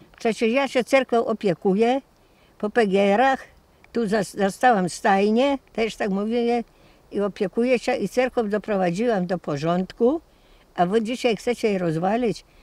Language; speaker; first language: Polish; non-native, local second language; Rusyn